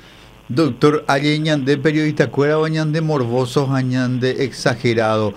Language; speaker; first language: Spanish; native; Spanish